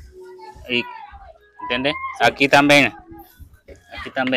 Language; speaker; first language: Portuguese; non-native, learner; Vietnamese